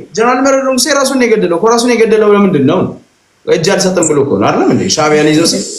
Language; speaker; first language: Amharic; native; Amharic